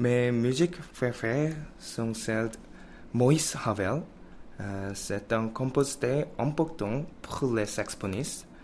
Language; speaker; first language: French; non-native, learner; Korean